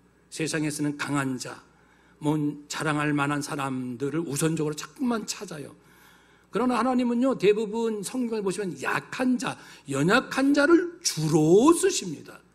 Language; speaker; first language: Korean; native; Korean